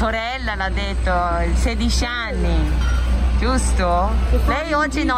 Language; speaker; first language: Italian; non-native, fluent; Japanese